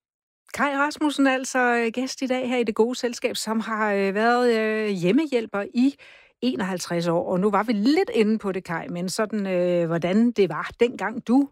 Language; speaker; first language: Danish; native; Danish